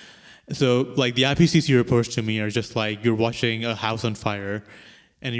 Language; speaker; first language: English; non-native, local second language; Urdu